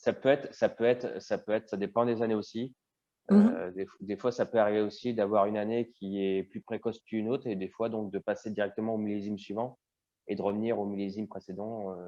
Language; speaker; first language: French; native; French